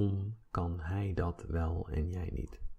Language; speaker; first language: Dutch; non-native, fluent; English